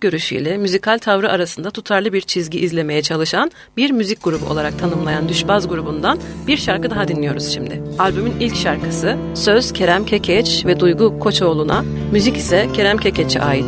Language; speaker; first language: Turkish; native; Turkish